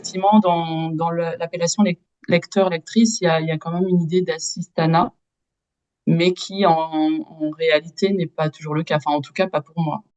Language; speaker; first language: French; native; French